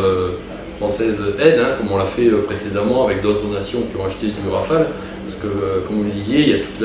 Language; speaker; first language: French; native; French